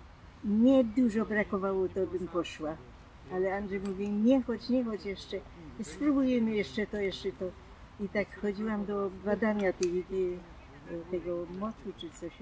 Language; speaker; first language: Polish; non-native, local second language; German